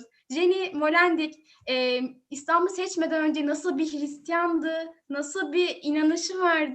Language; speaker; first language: Turkish; native; Turkish